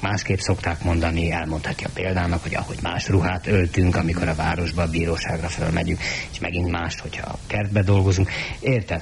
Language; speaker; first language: Hungarian; native; Hungarian